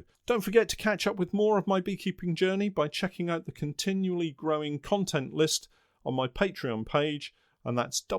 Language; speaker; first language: English; native; English